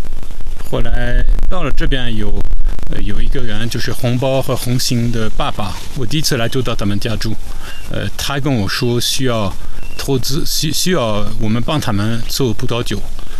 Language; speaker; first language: Chinese; non-native, fluent; French